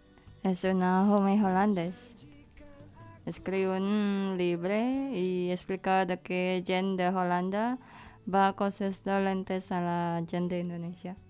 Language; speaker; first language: Catalan; non-native, learner; Indonesian